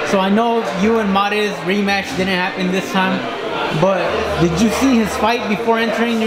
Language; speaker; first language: English; native; English